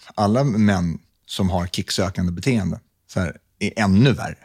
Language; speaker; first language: Swedish; native; Swedish